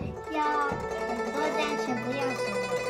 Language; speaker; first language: Chinese; early bilingual, other home language; English